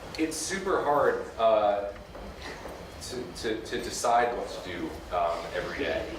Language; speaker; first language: English; native; English